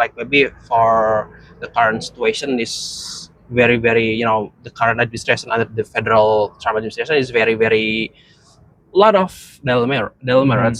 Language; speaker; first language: English; non-native, fluent; Indonesian